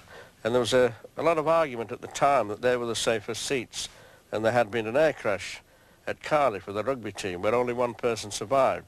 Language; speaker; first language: English; native; English